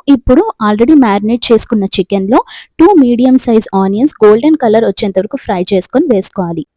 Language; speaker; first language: Telugu; non-native, local second language; Urdu